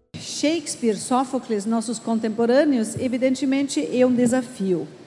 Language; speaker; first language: Portuguese; non-native, fluent; German